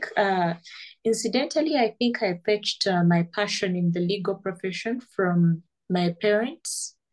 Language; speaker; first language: English; non-native, local second language; Ganda